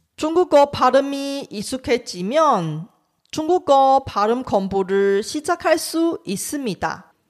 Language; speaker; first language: Korean; non-native, fluent; Chinese